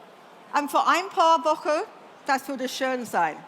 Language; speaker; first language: German; non-native, learner; English